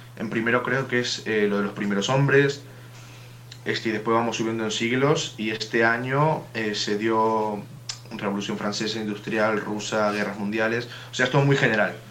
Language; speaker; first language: Spanish; native; Spanish